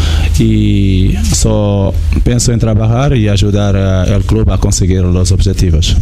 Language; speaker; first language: Spanish; non-native, learner; Portuguese